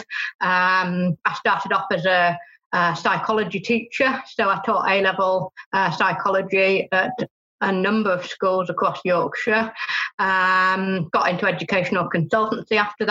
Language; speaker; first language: English; native; English